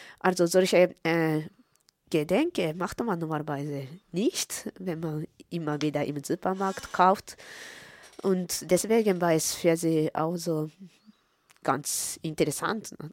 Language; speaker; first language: German; non-native, fluent; Japanese